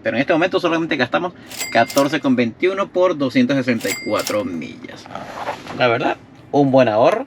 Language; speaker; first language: Spanish; native; Spanish